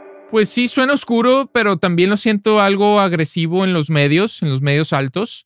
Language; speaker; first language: Spanish; native; Spanish